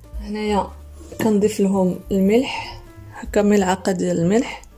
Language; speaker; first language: Arabic; native; Arabic